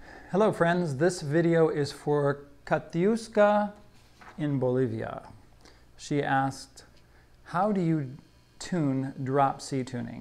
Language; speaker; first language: English; native; English